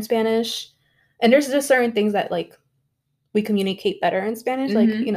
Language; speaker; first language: English; early bilingual, other home language; Spanish